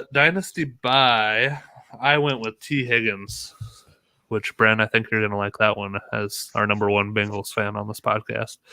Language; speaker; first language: English; native; English